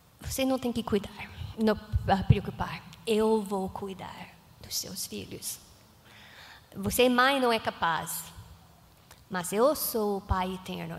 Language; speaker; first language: Portuguese; non-native, learner; English